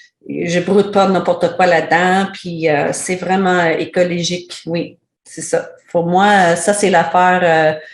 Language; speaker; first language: French; non-native, learner; English